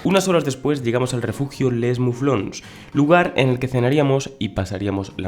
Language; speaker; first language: Spanish; native; Spanish